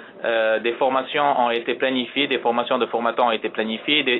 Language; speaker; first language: French; native; French